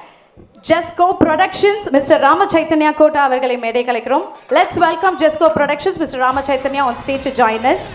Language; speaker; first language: Tamil; native; Tamil